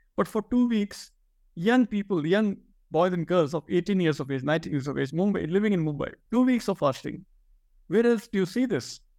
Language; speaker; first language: English; non-native, local second language; Hindi